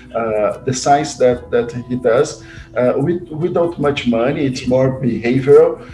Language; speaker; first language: English; non-native, fluent; Portuguese